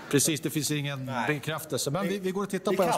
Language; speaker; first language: Swedish; native; Swedish